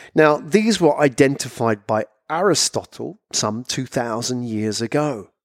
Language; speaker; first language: English; native; English